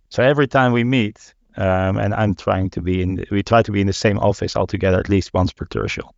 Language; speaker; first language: English; non-native, fluent; Dutch